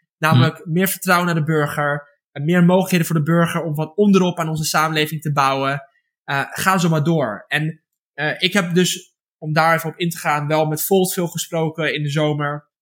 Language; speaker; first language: Dutch; native; Dutch